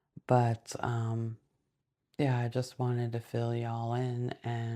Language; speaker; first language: English; native; English